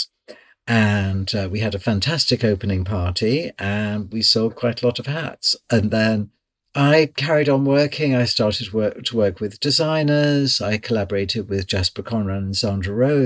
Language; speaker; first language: English; native; English